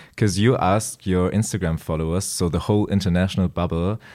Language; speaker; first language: English; non-native, fluent; German